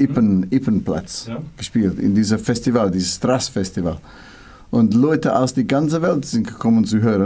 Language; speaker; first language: German; non-native, learner; English